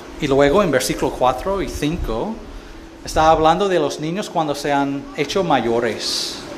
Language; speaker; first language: Spanish; non-native, fluent; English